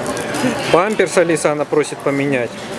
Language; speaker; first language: Russian; native; Russian